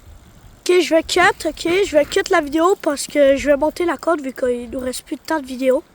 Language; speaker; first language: French; native; French